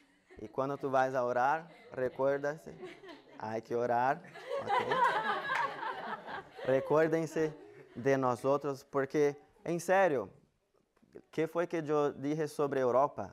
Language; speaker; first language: Spanish; non-native, fluent; Portuguese